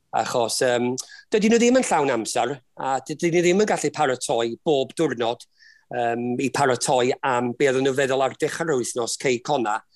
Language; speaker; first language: Welsh; native; Welsh